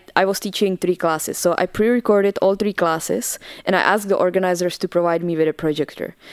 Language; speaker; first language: English; non-native, fluent; Czech